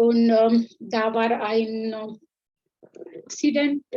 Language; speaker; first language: German; non-native, learner; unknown